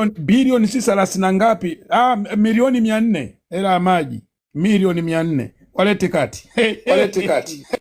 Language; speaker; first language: Swahili; native; Swahili